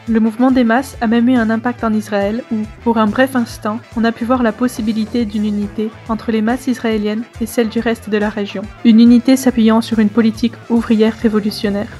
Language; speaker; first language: French; native; French